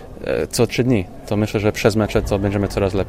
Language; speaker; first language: Polish; early bilingual, heritage; English